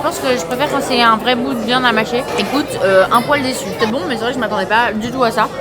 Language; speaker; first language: French; native; French